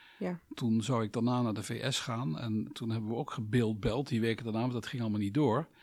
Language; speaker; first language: Dutch; native; Dutch